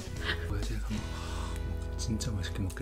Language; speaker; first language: Korean; native; Korean